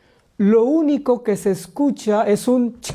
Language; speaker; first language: Spanish; native; Spanish